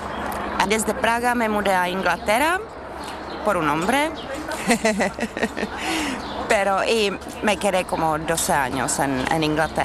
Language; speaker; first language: Spanish; non-native, fluent; Czech